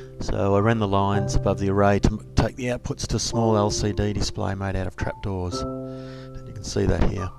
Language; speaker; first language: English; native; English